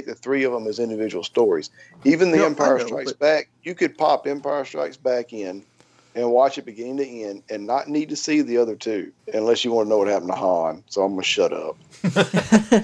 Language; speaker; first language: English; native; English